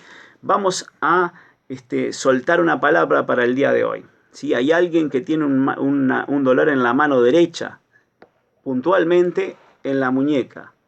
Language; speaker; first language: Spanish; native; Spanish